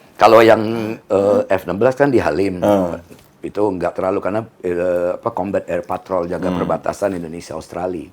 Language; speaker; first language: Indonesian; native; Indonesian